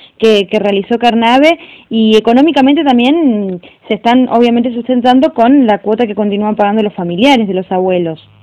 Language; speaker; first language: Spanish; native; Spanish